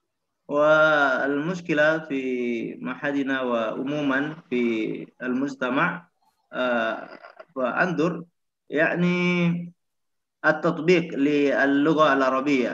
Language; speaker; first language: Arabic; non-native, learner; Indonesian